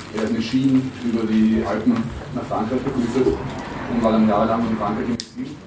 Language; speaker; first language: German; native; German